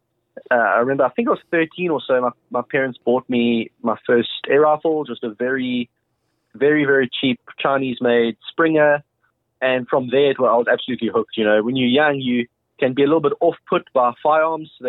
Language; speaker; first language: English; native; English